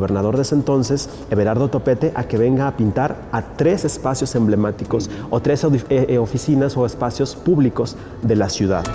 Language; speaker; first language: Spanish; native; Spanish